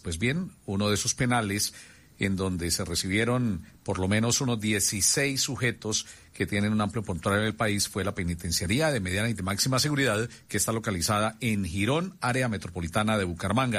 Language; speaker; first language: Spanish; native; Spanish